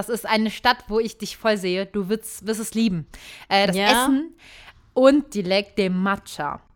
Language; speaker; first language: German; early bilingual, other home language; Turkish